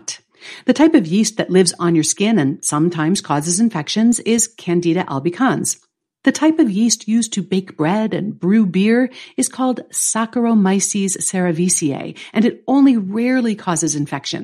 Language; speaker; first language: English; native; English